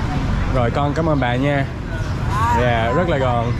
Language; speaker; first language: Vietnamese; early bilingual, heritage; Vietnamese